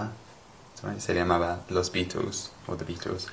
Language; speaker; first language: Spanish; non-native, learner; English